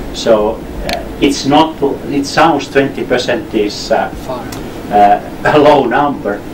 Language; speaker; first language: English; non-native, fluent; Finnish